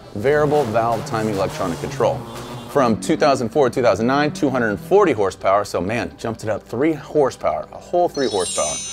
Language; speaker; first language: English; native; English